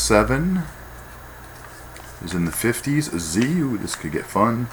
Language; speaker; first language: English; native; English